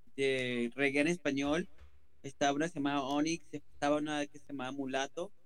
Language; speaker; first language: Spanish; native; Spanish